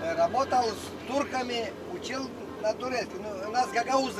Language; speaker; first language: Russian; non-native, local second language; Gagauz